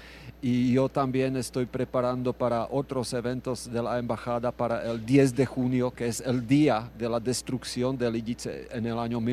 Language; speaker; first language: Spanish; non-native, fluent; Czech